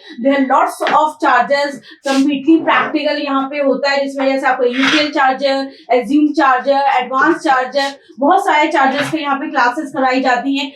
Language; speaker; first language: Hindi; native; Hindi